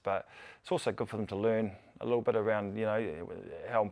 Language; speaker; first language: English; native; English